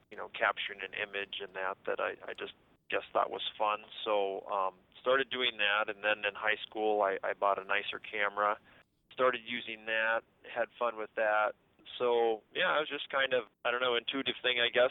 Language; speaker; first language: English; native; English